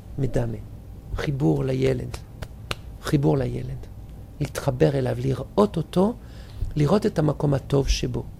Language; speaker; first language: Hebrew; non-native, fluent; French